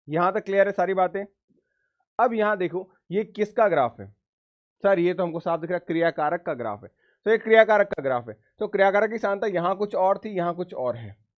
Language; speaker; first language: Hindi; native; Hindi